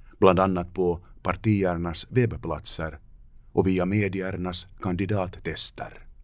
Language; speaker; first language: Swedish; native; Swedish